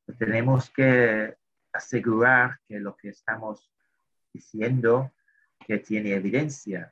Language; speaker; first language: Spanish; non-native, fluent; English